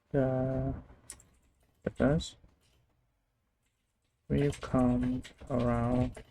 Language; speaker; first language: English; non-native, learner; Vietnamese